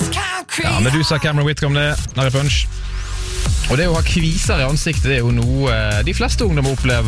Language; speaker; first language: Norwegian; native; Norwegian